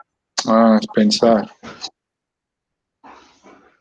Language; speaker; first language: Spanish; non-native, learner; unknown